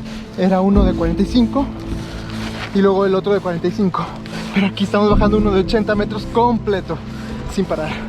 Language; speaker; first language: Spanish; native; Spanish